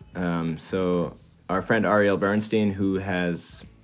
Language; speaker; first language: English; early bilingual, other home language; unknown